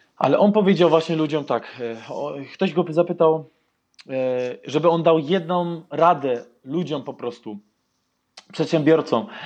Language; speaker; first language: Polish; early bilingual, heritage; Polish